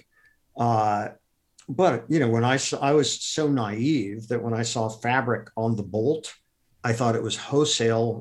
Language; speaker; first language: English; native; English